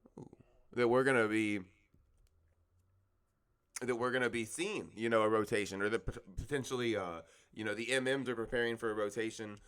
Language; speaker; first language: English; native; English